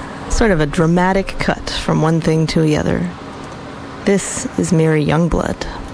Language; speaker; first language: English; native; English